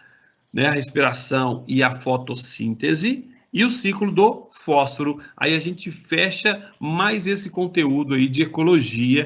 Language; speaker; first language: Portuguese; native; Portuguese